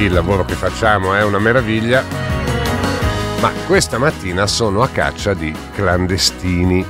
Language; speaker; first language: Italian; native; Italian